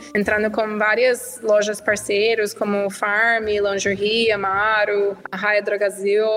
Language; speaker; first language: Portuguese; non-native, fluent; English